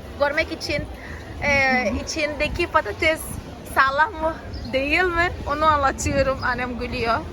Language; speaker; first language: Turkish; non-native, fluent; Portuguese